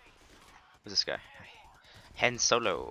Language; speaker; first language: English; non-native, fluent; Swedish